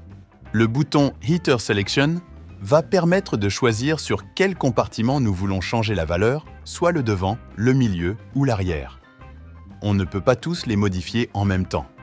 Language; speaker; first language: French; native; French